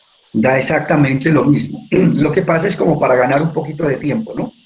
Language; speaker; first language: Spanish; native; Spanish